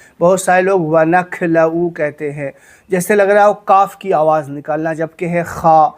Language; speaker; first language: Urdu; native; Urdu